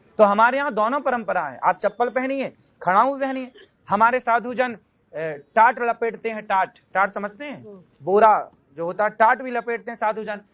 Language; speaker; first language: Hindi; native; Hindi